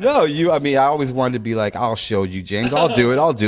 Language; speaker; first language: English; native; English